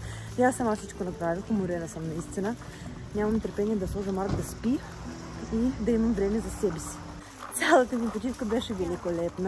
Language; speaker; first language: Bulgarian; non-native, fluent; Russian